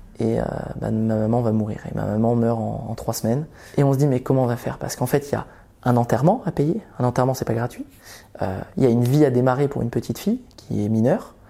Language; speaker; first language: French; early bilingual, other home language; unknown